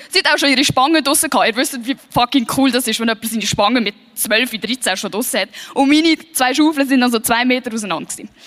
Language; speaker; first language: German; early bilingual, other home language; Swiss German